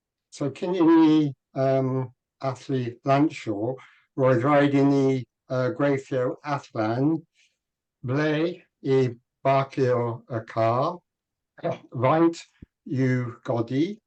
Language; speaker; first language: Welsh; non-native, learner; English